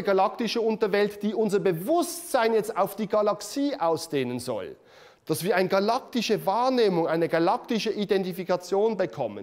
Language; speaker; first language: German; native; German